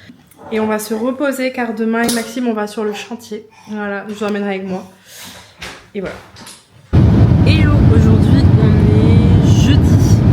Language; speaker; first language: French; native; French